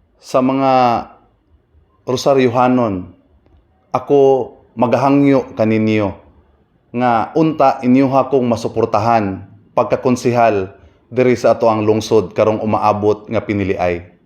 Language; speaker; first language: Cebuano; non-native, local second language; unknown